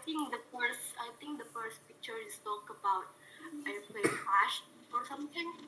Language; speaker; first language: English; non-native, learner; Indonesian